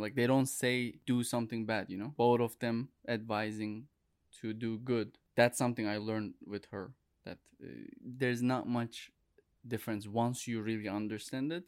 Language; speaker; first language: English; non-native, fluent; Turkish